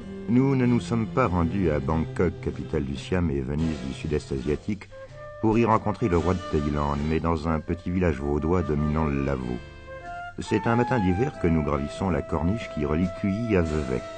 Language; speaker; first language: French; native; French